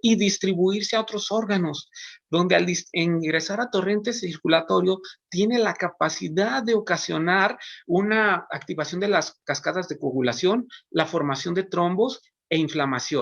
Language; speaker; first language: Spanish; native; Spanish